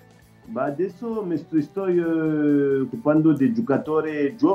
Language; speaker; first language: Italian; non-native, learner; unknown